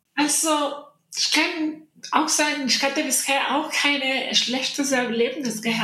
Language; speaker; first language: German; non-native, learner; Spanish